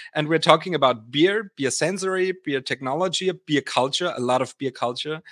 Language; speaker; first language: English; non-native, fluent; German